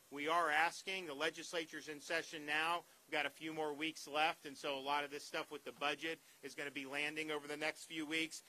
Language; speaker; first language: English; native; English